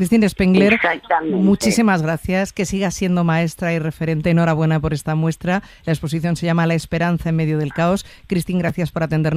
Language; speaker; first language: Spanish; native; Spanish